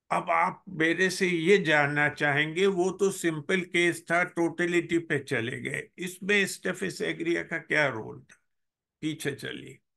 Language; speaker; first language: Hindi; native; Hindi